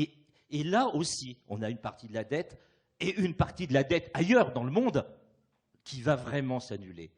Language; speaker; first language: French; native; French